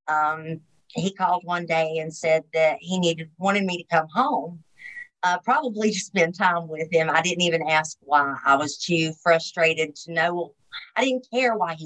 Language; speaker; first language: English; native; English